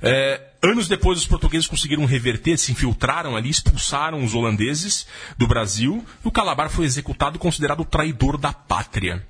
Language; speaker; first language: Portuguese; native; Portuguese